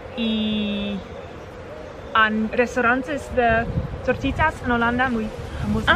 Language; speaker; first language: Spanish; non-native, learner; Dutch